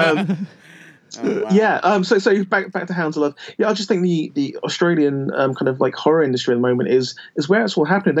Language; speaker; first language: English; native; English